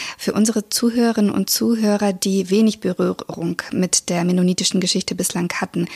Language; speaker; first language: German; early bilingual, other home language; Russian